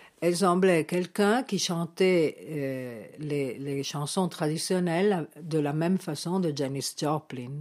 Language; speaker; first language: French; non-native, fluent; Italian